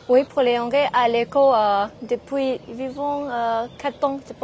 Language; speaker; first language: French; non-native, learner; Thai